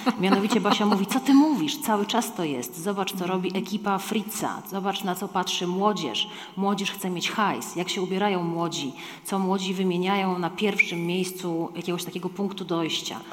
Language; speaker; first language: Polish; native; Polish